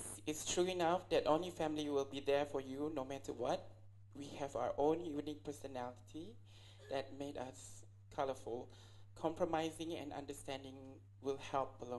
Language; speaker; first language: English; non-native, local second language; Malay